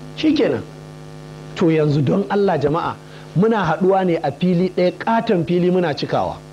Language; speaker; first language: Hausa; native; Hausa